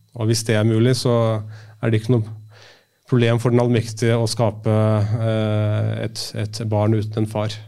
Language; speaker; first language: Norwegian; early bilingual, other home language; Urdu